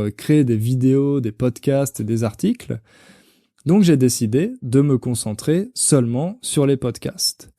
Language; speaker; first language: French; native; French